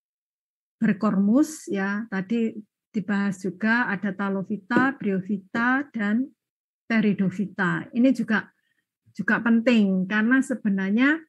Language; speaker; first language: Indonesian; native; Indonesian